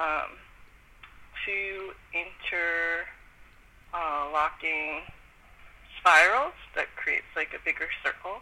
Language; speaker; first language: English; native; English